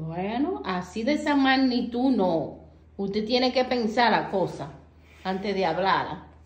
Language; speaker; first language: Spanish; native; Spanish